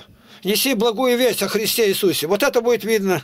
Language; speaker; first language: Russian; native; Russian